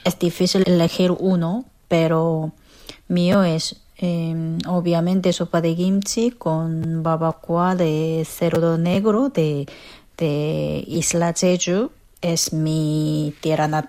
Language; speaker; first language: Spanish; non-native, fluent; Korean